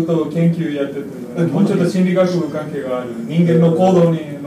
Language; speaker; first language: Japanese; non-native, fluent; Spanish